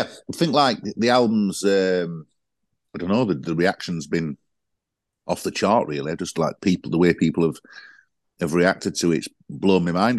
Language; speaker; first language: English; native; English